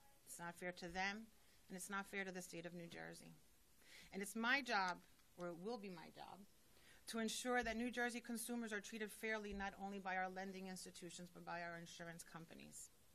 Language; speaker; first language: English; early bilingual, other home language; Spanish